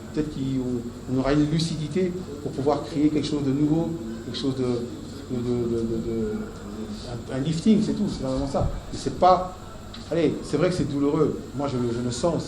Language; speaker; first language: French; native; French